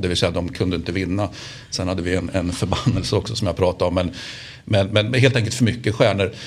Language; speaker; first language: Swedish; native; Swedish